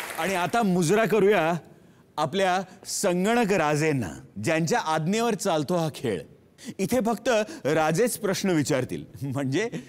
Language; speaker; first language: Marathi; native; Marathi